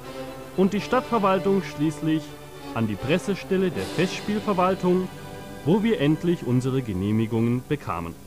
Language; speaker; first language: German; native; German